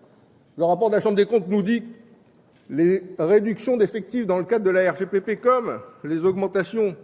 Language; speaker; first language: French; native; French